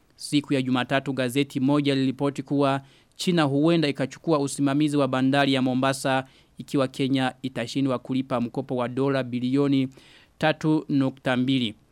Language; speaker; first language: Swahili; non-native, local second language; Rundi